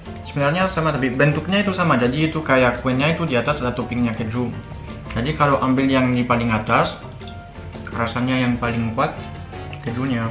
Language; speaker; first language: Indonesian; non-native, fluent; French